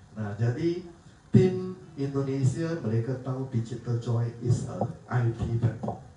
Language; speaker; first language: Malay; non-native, local second language; Chinese